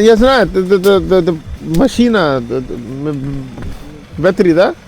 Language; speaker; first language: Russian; non-native, learner; Hindi